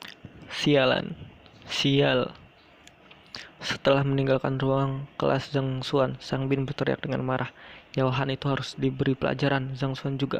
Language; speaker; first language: Indonesian; native; Indonesian